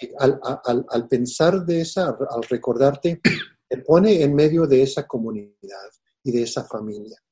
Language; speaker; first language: Spanish; early bilingual, heritage; Spanish